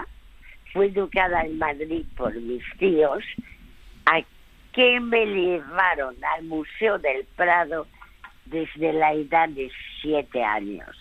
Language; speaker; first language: Spanish; early bilingual, other home language; French